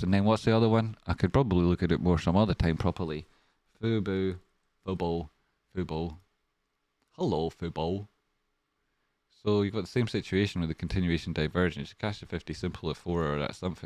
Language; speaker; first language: English; native; English